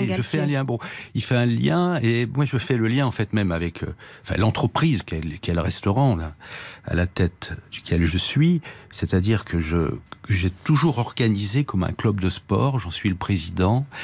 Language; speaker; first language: French; native; French